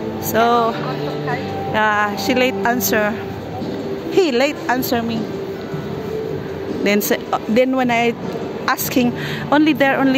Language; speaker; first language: English; non-native, learner; Filipino